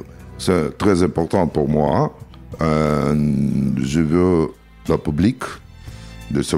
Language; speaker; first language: French; non-native, learner; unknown